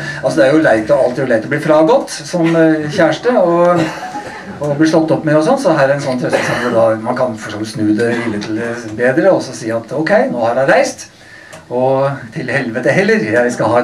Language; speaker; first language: Norwegian; native; Norwegian